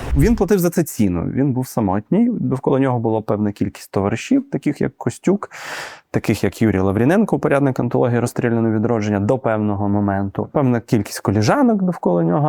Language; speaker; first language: Ukrainian; native; Ukrainian